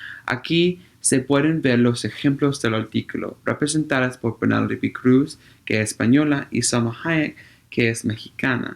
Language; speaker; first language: Spanish; non-native, learner; English